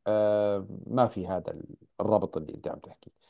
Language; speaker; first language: Arabic; native; Arabic